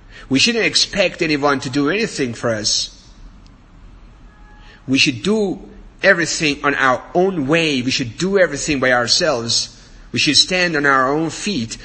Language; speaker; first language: English; non-native, fluent; Persian